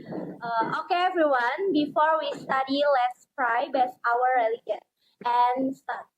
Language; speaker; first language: English; non-native, learner; Indonesian